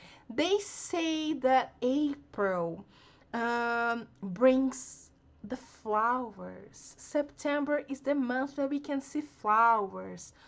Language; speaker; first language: English; non-native, fluent; Portuguese